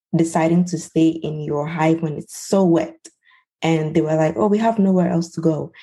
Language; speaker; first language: English; non-native, local second language; Ewe